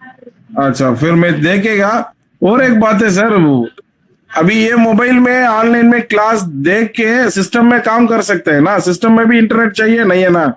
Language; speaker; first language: Hindi; non-native, local second language; Tamil